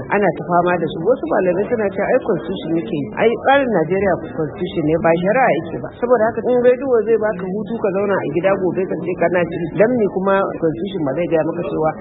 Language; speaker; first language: Hausa; native; Hausa